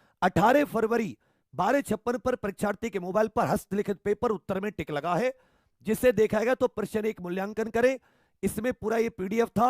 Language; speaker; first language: Hindi; native; Hindi